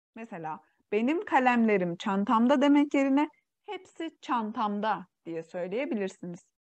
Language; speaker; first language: Turkish; non-native, fluent; Uyghur